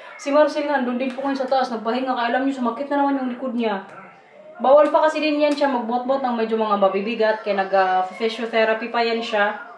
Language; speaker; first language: Filipino; non-native, local second language; Waray